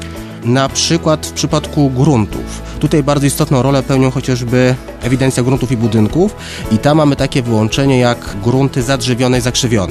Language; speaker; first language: Polish; native; Polish